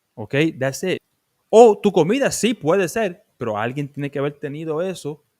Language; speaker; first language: Spanish; early bilingual, other home language; English